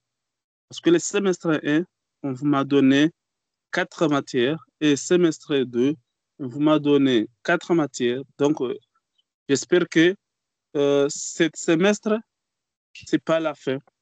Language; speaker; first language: French; non-native, learner; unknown